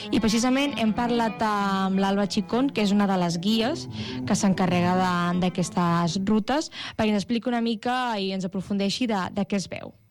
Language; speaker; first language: Catalan; native; Catalan